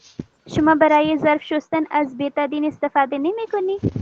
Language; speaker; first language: Persian; non-native, learner; Urdu